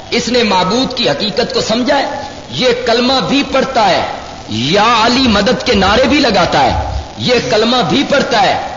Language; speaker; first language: Urdu; non-native, local second language; Punjabi